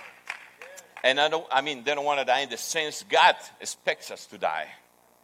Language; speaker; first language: English; non-native, fluent; Spanish